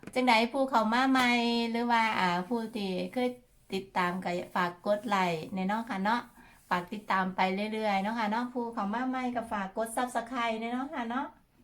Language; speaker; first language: Thai; native; Thai